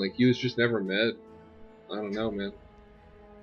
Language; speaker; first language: English; native; English